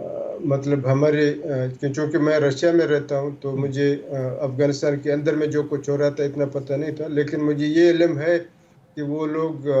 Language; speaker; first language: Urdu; non-native, local second language; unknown